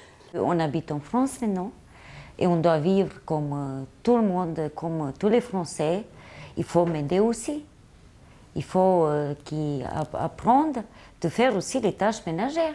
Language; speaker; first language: French; non-native, learner; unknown